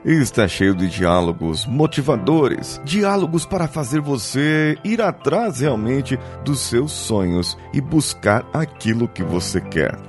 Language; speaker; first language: Portuguese; native; Portuguese